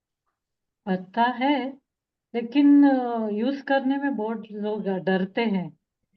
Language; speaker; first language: Hindi; non-native, local second language; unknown